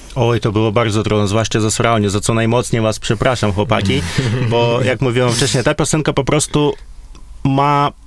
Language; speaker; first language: Polish; non-native, fluent; Ukrainian